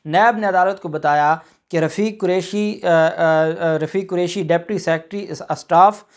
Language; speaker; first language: Urdu; non-native, local second language; Punjabi